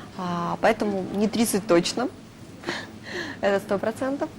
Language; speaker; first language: Russian; native; Russian